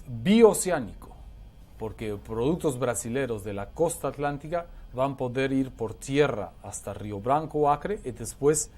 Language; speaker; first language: Portuguese; non-native, learner; Spanish